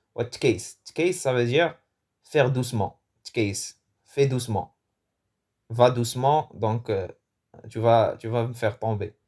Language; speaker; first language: French; non-native, local second language; Arabic